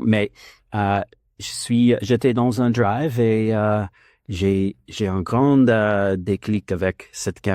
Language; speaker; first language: French; non-native, learner; English